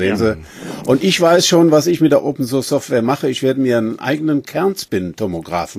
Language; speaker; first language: German; native; German